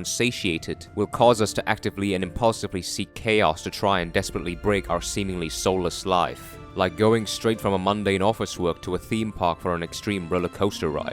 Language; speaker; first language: English; non-native, fluent; Korean